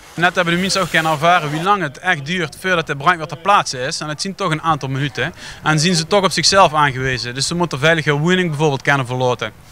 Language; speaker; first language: Dutch; native; Dutch